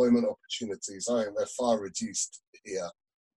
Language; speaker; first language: English; native; English